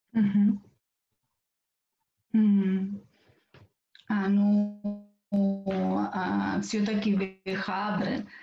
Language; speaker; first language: Russian; non-native, fluent; Catalan